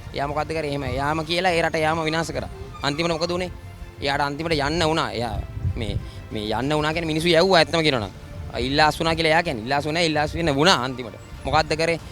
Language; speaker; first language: Sinhala; native; Sinhala